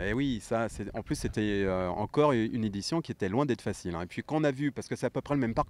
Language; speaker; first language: French; native; French